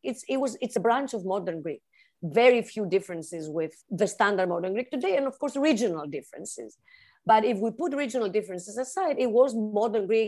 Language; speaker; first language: English; non-native, fluent; Greek